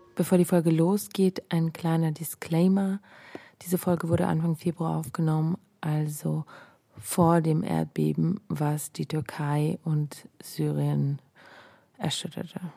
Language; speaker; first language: German; native; German